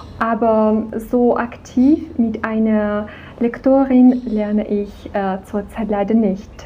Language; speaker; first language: German; non-native, fluent; Czech